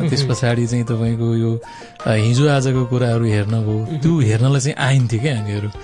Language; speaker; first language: Nepali; non-native, local second language; Gurung